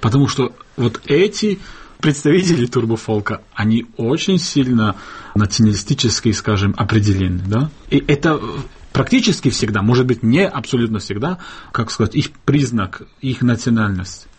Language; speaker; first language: Russian; non-native, fluent; Bosnian